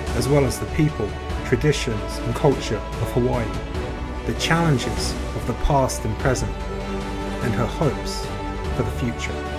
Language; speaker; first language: English; native; English